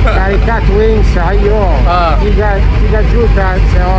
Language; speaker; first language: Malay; non-native, learner; Italian